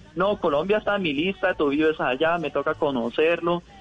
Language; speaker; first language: Spanish; non-native, fluent; German